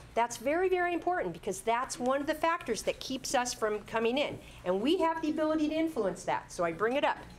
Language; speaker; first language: English; native; English